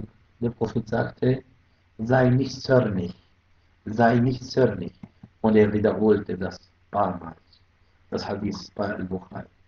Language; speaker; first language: German; non-native, fluent; Arabic